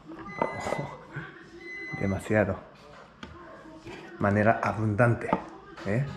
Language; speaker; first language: Spanish; non-native, learner; Japanese